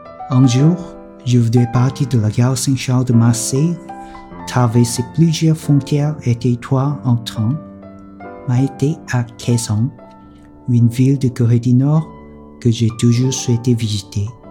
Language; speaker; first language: French; non-native, fluent; Korean